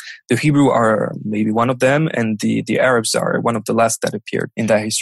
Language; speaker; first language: English; non-native, fluent; French